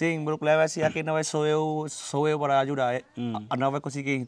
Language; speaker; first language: Portuguese; non-native, learner; Vietnamese